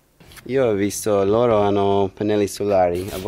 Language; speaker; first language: Italian; non-native, learner; English